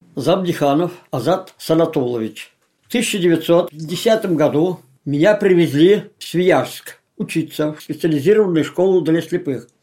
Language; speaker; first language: Russian; non-native, local second language; Tatar